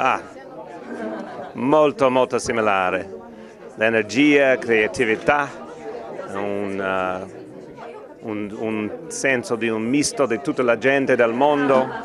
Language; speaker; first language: Italian; non-native, learner; English